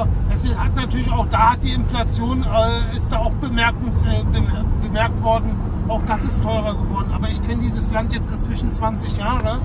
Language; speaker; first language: German; native; German